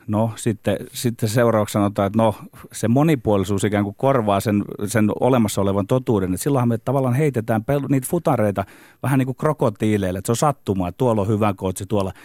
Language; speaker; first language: Finnish; native; Finnish